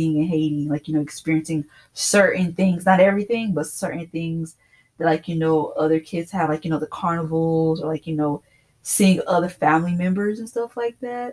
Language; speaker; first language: English; native; English